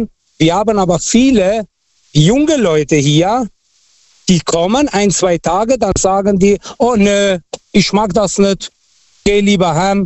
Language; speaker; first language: German; non-native, fluent; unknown